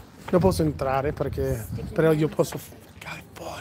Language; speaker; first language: Italian; non-native, learner; English